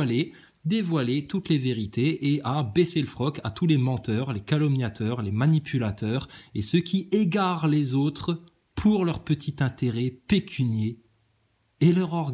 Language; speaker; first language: French; native; French